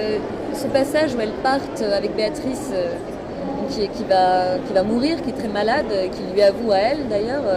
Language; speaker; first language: French; native; French